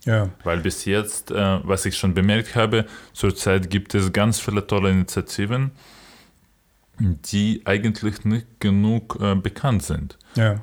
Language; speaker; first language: German; non-native, fluent; Ukrainian